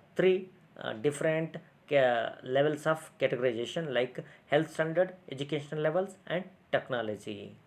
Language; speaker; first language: English; non-native, local second language; Kannada